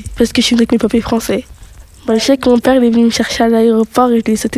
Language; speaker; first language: French; early bilingual, other home language; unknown